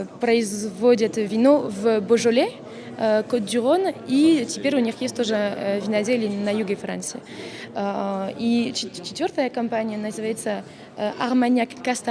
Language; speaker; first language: Russian; non-native, fluent; French